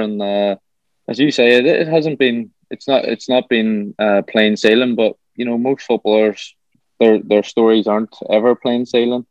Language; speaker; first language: English; native; English